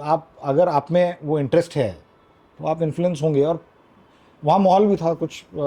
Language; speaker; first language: Hindi; native; Hindi